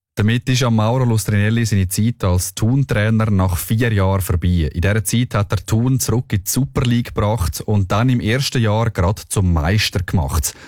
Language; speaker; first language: German; native; German